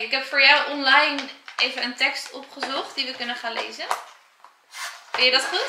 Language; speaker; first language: Dutch; native; Dutch